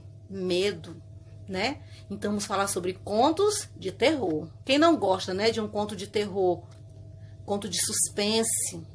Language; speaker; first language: Portuguese; native; Portuguese